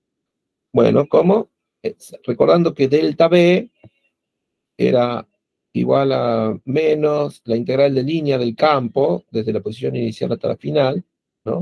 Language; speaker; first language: Spanish; native; Spanish